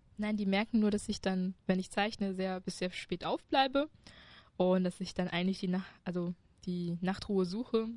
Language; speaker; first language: German; early bilingual, other home language; Chinese